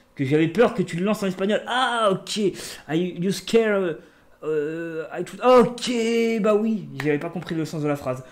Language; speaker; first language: French; native; French